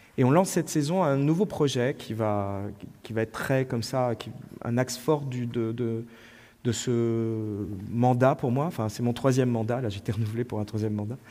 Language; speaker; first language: French; native; French